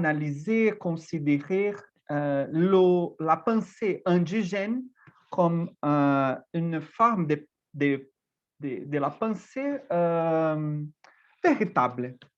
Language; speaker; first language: French; non-native, fluent; Portuguese